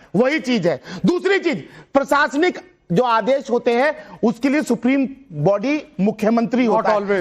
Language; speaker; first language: Hindi; native; Hindi